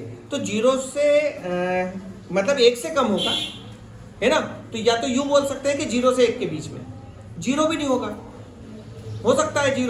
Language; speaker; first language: Hindi; native; Hindi